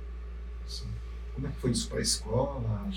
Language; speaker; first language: Portuguese; native; Portuguese